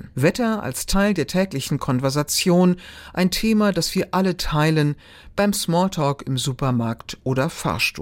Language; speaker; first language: German; native; German